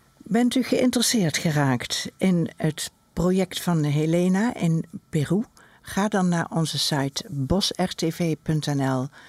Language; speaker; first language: Dutch; native; Dutch